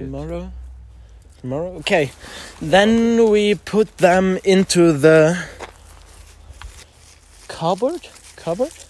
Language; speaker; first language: English; non-native, learner; German